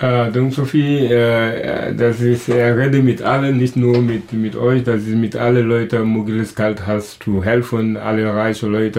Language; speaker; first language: German; non-native, learner; Wolof